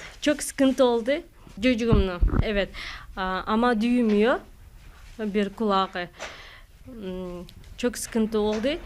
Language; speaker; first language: Turkish; non-native, learner; Kazakh